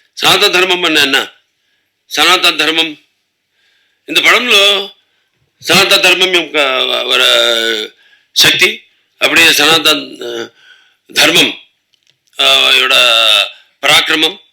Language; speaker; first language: Tamil; non-native, local second language; Telugu